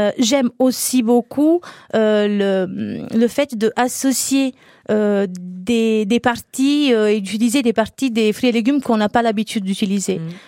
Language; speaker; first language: French; non-native, fluent; Italian